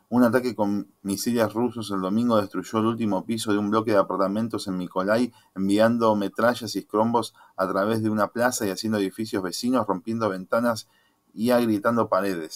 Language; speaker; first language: Spanish; native; Spanish